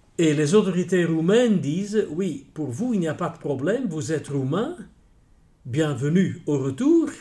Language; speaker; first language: French; non-native, local second language; Dutch